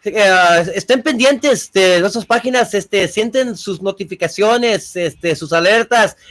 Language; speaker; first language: Spanish; early bilingual, other home language; English